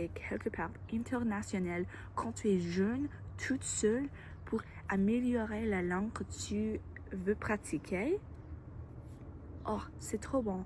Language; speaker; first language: French; non-native, learner; English